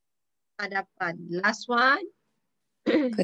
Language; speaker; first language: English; non-native, local second language; Malay